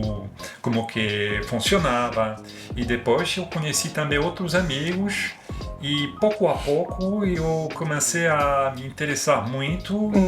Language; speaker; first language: Portuguese; non-native, fluent; French